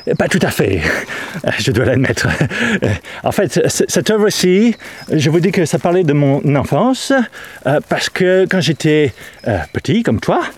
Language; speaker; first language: French; non-native, learner; English